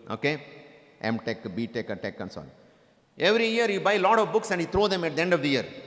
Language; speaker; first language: English; non-native, local second language; Telugu